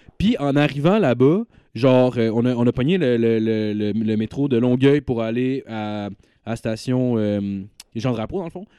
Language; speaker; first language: French; native; French